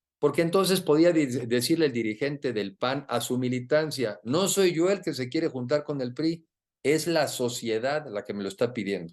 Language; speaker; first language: Spanish; native; Spanish